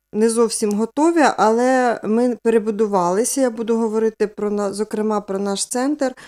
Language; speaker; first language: Ukrainian; native; Ukrainian